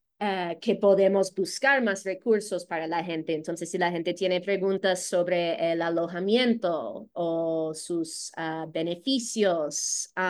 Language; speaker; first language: Spanish; non-native, fluent; English